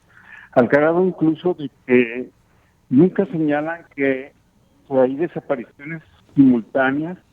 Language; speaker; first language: Spanish; native; Spanish